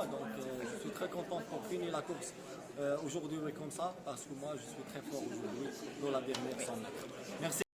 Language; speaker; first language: French; non-native, local second language; Arabic